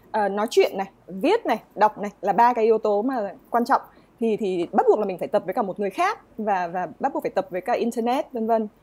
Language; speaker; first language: Vietnamese; native; Vietnamese